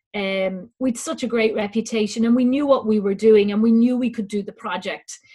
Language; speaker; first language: English; native; English